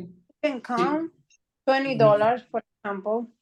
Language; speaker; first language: English; non-native, learner; Spanish